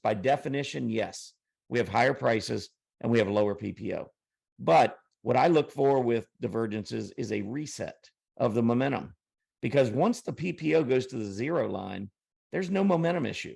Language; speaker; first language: English; native; English